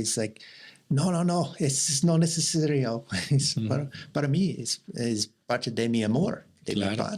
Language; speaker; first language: Spanish; non-native, learner; English